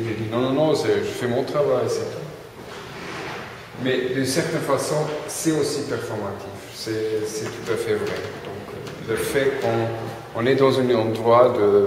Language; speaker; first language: French; non-native, fluent; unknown